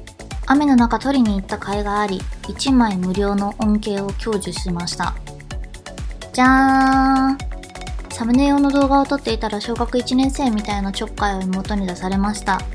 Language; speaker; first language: Japanese; native; Japanese